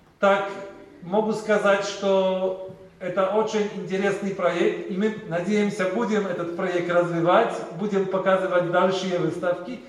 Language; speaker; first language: Russian; non-native, learner; Polish